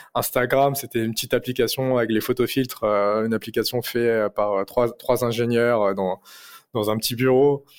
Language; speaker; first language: French; native; French